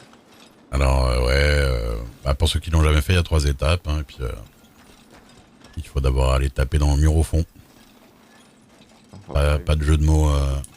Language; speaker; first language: French; native; French